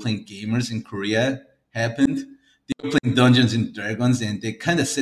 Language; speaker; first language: English; early bilingual, other home language; Korean